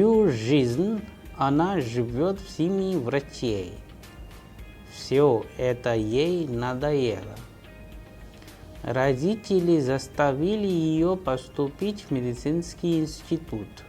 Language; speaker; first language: Russian; non-native, fluent; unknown